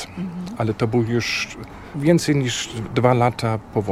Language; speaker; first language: Polish; non-native, fluent; German